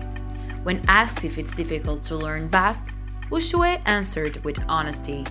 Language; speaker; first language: English; non-native, fluent; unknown